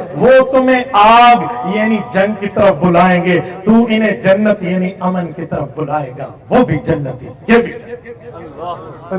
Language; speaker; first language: Urdu; non-native, local second language; Saraiki